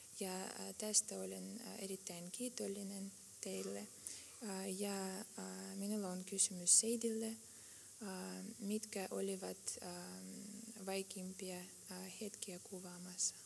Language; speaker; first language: Finnish; non-native, fluent; Russian